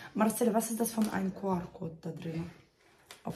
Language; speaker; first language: German; non-native, learner; Russian